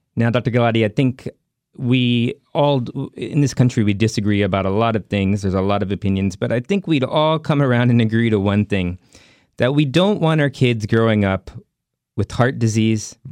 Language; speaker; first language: English; early bilingual, other home language; Hindi